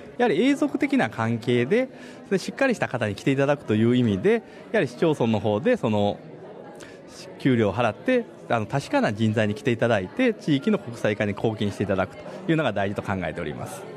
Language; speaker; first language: Japanese; native; Japanese